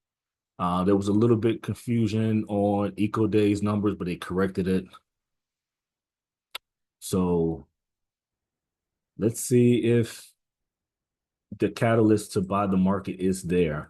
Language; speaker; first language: English; native; English